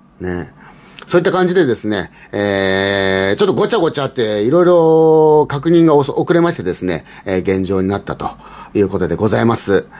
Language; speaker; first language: Japanese; native; Japanese